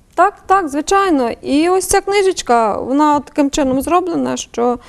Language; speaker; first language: Ukrainian; native; Ukrainian